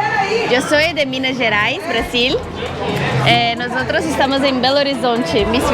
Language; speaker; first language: Spanish; non-native, learner; Portuguese